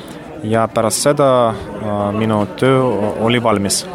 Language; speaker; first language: Estonian; non-native, learner; Russian